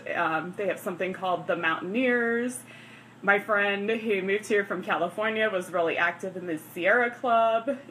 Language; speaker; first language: English; native; English